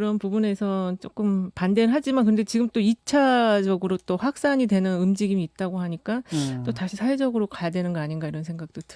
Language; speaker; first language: Korean; native; Korean